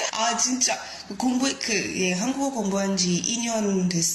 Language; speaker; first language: Korean; non-native, fluent; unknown